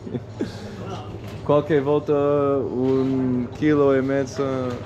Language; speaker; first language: Italian; non-native, learner; English